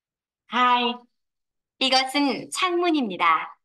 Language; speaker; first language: Korean; non-native, learner; Vietnamese